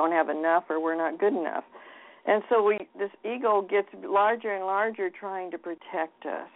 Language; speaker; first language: English; native; English